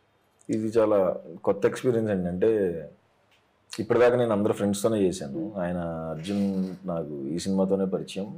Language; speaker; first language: Telugu; native; Telugu